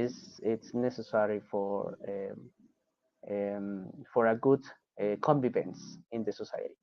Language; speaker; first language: English; non-native, fluent; Spanish